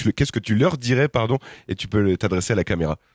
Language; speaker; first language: French; native; French